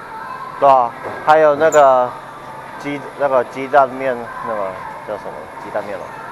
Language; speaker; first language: Chinese; native; Chinese